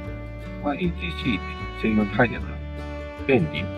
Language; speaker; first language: Japanese; native; Japanese